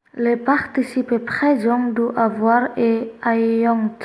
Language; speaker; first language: French; non-native, learner; Indonesian